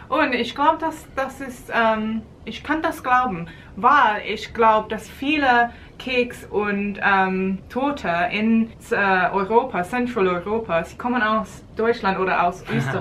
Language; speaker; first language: German; non-native, learner; English